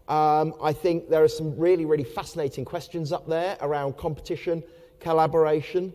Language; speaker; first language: English; native; English